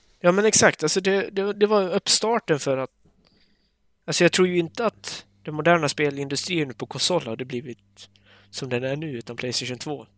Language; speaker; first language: Swedish; native; Swedish